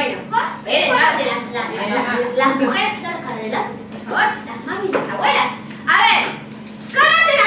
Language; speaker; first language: Spanish; native; Spanish